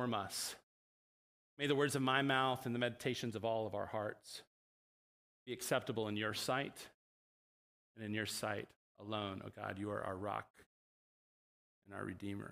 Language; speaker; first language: English; native; English